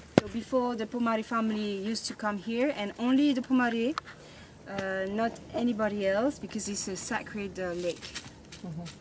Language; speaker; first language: English; non-native, learner; French